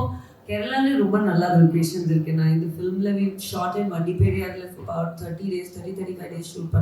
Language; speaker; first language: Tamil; non-native, learner; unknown